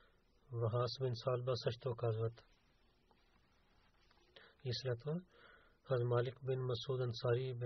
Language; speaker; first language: Bulgarian; non-native, learner; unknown